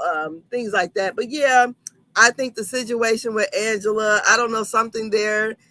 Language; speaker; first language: English; native; English